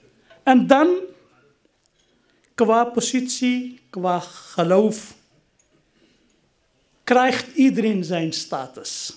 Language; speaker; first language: Dutch; non-native, fluent; Urdu